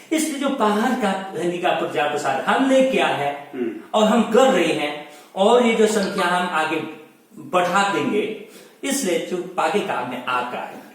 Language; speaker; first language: Hindi; non-native, fluent; Chinese